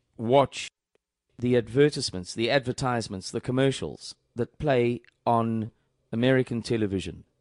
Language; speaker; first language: English; native; English